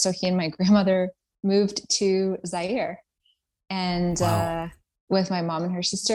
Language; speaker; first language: English; early bilingual, other home language; Persian